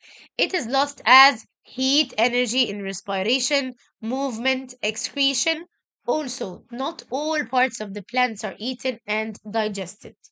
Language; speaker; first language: English; non-native, local second language; Arabic